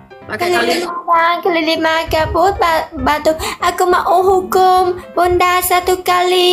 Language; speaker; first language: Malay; non-native, learner; Vietnamese